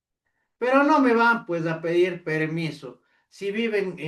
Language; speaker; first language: Spanish; native; Spanish